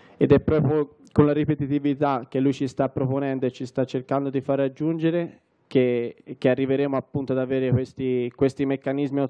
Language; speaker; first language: Italian; native; Italian